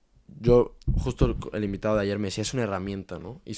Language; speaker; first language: Spanish; native; Spanish